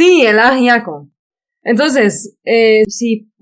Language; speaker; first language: Spanish; non-native, fluent; Dutch